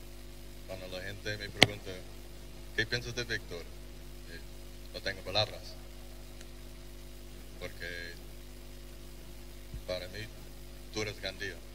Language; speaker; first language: Spanish; non-native, learner; English